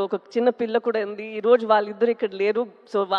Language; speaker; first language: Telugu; non-native, local second language; Tamil